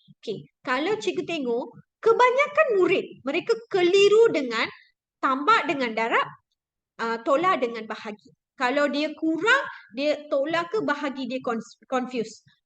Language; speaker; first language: Malay; non-native, local second language; Tamil